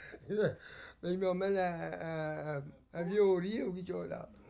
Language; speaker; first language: French; early bilingual, heritage; French